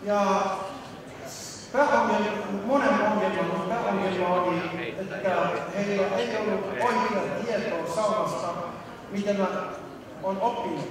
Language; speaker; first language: Finnish; non-native, fluent; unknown